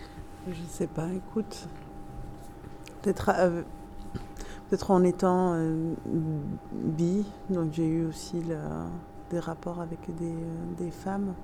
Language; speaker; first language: French; non-native, local second language; Arabic